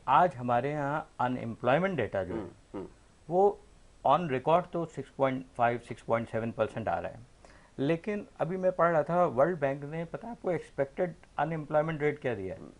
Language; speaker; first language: Urdu; native; Urdu